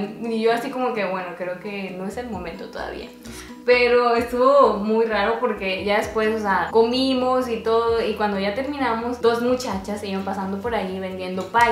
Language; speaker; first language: Spanish; native; Spanish